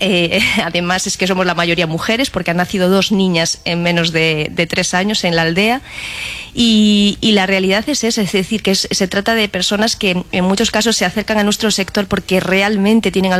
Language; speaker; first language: Spanish; native; Spanish